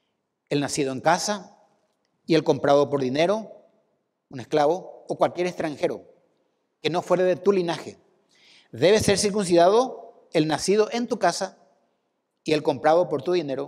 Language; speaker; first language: Spanish; native; Spanish